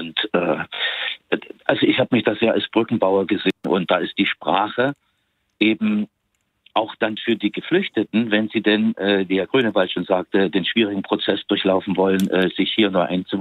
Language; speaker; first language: German; native; German